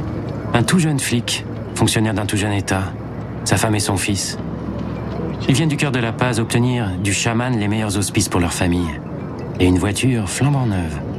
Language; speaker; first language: French; native; French